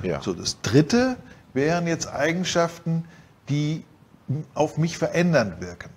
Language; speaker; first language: German; native; German